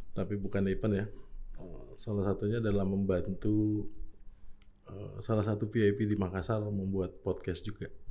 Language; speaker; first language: Indonesian; native; Indonesian